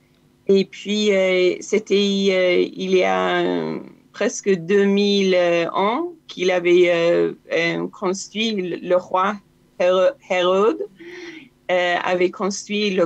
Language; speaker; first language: French; non-native, learner; Hebrew